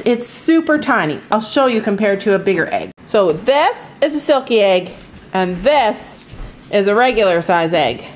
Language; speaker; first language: English; native; English